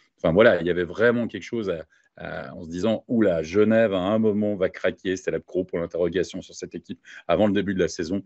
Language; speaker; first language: French; native; French